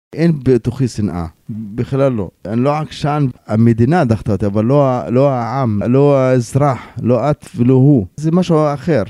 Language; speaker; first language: Hebrew; non-native, local second language; Arabic